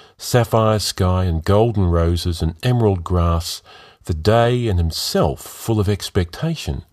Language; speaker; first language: English; native; English